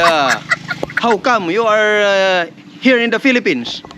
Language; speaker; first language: English; non-native, local second language; Waray